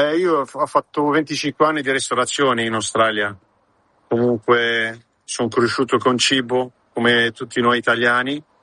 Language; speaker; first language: Italian; early bilingual, heritage; Italian